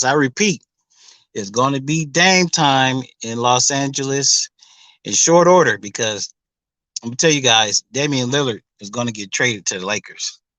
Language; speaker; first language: English; native; English